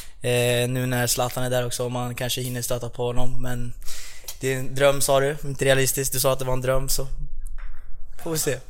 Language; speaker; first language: Swedish; native; Swedish